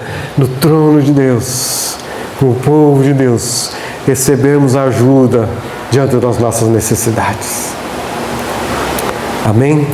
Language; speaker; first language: Portuguese; native; Portuguese